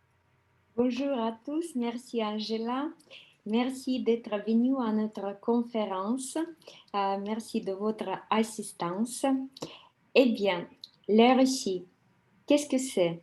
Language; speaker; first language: French; non-native, fluent; Russian